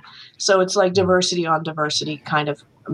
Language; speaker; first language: English; native; English